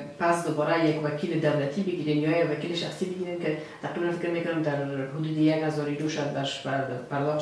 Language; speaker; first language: Persian; native; Persian